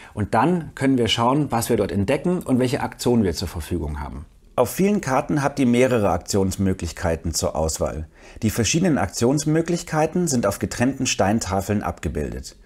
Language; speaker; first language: German; native; German